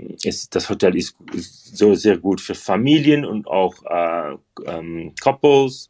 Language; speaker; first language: German; non-native, learner; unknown